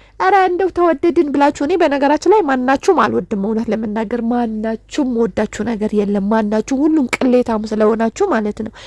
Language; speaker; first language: Amharic; non-native, local second language; Oromo